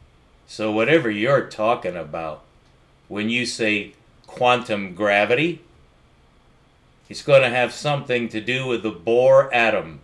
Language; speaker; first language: English; native; English